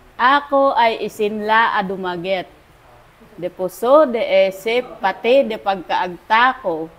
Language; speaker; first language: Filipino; non-native, local second language; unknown